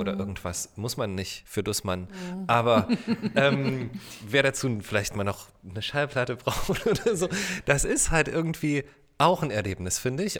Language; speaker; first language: German; native; German